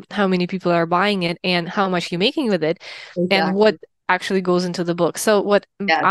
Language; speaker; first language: English; non-native, fluent; Russian